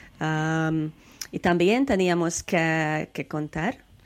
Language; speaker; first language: Spanish; non-native, learner; Hungarian